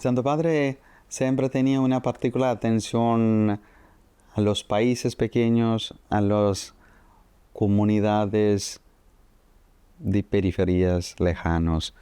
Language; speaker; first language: Spanish; non-native, fluent; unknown